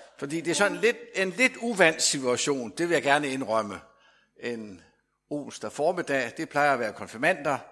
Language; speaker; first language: Danish; native; Danish